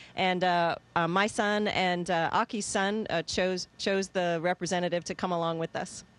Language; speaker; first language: English; native; English